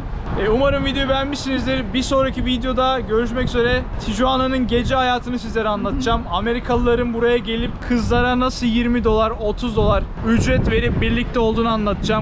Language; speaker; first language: Turkish; native; Turkish